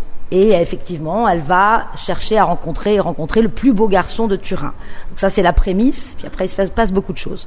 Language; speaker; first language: French; native; French